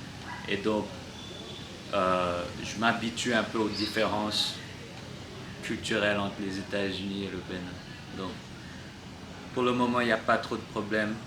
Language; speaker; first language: French; non-native, learner; English